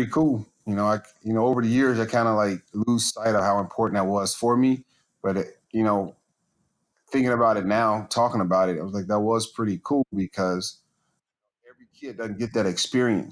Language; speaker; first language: English; native; English